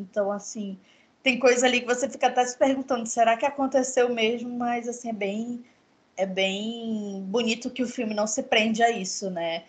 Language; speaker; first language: Portuguese; native; Portuguese